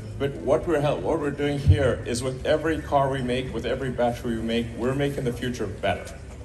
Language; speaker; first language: English; native; English